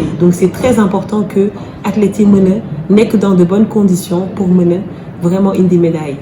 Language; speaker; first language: French; early bilingual, other home language; Wolof